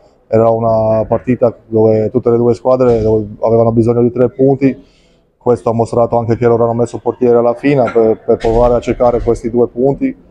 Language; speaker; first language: Italian; non-native, fluent; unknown